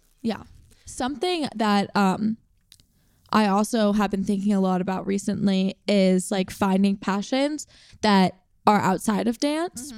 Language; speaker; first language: English; native; English